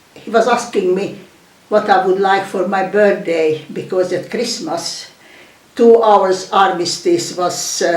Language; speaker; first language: English; non-native, fluent; Hungarian